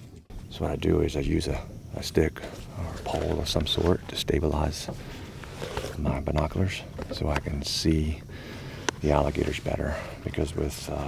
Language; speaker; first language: English; native; English